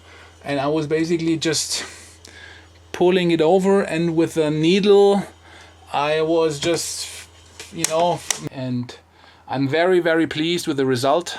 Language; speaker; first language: English; non-native, fluent; German